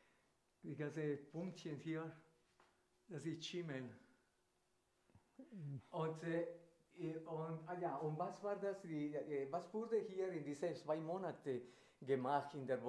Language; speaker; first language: German; non-native, fluent; Spanish